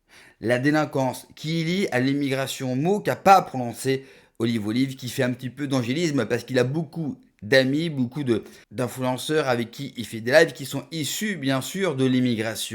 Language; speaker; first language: French; native; French